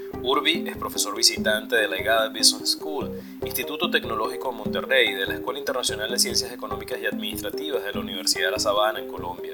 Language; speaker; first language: Spanish; native; Spanish